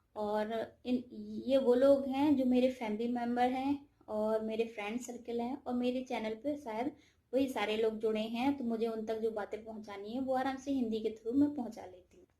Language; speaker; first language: Hindi; native; Hindi